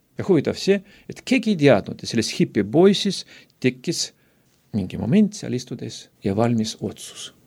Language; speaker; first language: Estonian; non-native, local second language; Russian